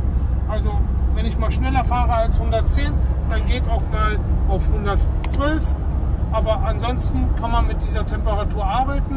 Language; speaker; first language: German; native; German